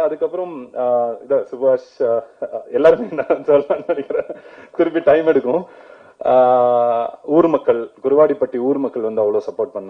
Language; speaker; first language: Tamil; native; Tamil